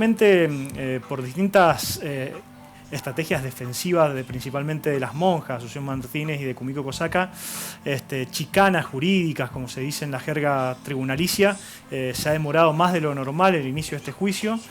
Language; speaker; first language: Spanish; native; Spanish